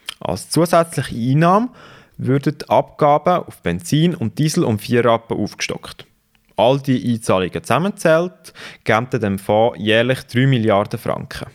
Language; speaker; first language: German; native; German